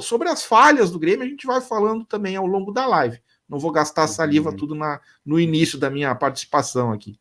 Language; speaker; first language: Portuguese; native; Portuguese